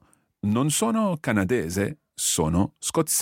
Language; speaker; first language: Italian; non-native, learner; English